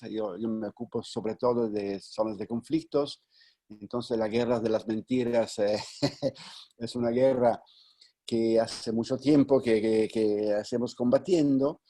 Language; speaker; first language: Spanish; non-native, fluent; Italian